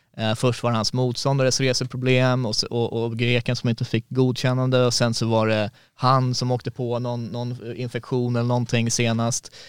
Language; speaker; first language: Swedish; native; Swedish